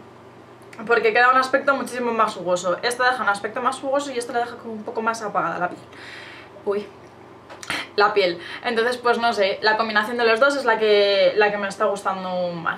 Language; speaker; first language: Spanish; native; Spanish